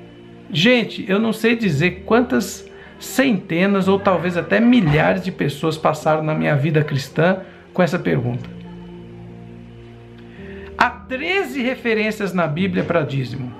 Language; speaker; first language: Portuguese; native; Portuguese